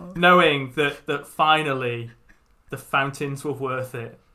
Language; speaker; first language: English; native; English